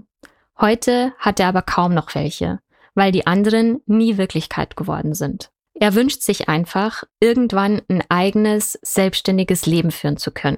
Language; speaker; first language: German; native; German